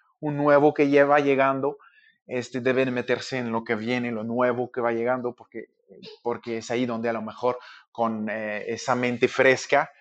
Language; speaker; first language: Spanish; non-native, fluent; French